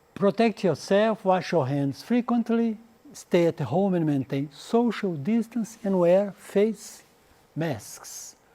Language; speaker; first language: English; non-native, fluent; Portuguese